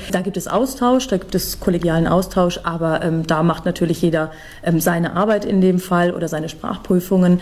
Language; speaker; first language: German; native; German